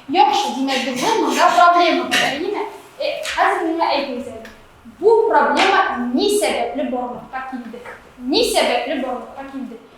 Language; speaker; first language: Tatar; native; Tatar